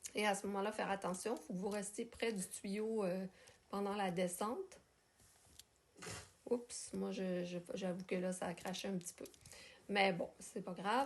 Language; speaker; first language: French; native; French